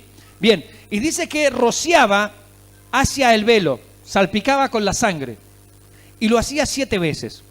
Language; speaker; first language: Spanish; native; Spanish